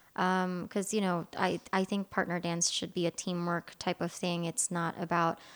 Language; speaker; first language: English; non-native, local second language; Filipino